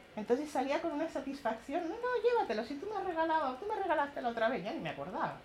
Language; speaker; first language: Spanish; native; Spanish